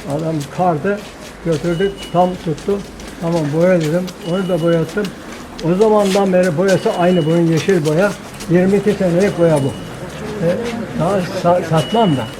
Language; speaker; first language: Turkish; native; Turkish